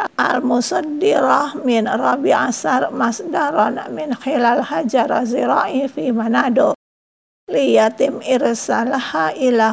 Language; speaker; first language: Arabic; non-native, fluent; Indonesian